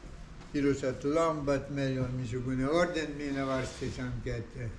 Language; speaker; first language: Estonian; non-native, learner; Ukrainian